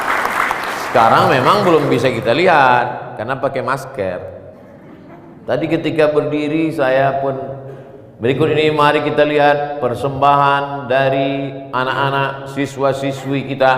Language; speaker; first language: Indonesian; non-native, local second language; Malay